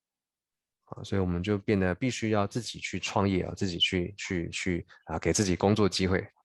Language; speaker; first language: Chinese; native; Chinese